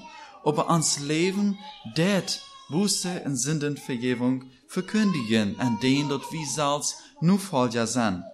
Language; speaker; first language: German; non-native, learner; Plautdietsch